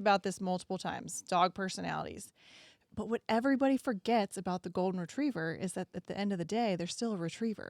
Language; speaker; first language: English; native; English